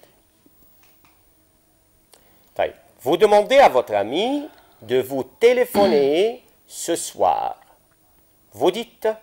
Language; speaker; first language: French; non-native, fluent; Arabic